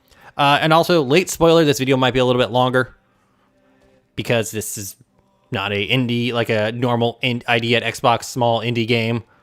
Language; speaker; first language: English; native; English